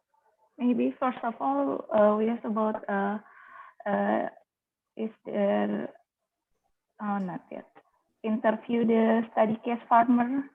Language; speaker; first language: English; non-native, learner; Indonesian